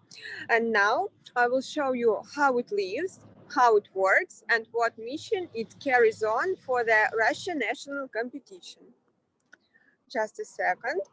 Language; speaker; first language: English; non-native, fluent; Russian